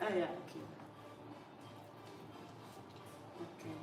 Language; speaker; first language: Dutch; non-native, fluent; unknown